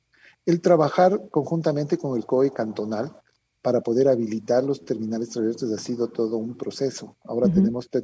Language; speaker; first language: Spanish; native; Spanish